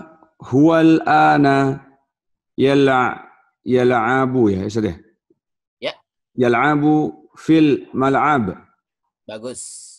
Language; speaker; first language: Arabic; non-native, fluent; Indonesian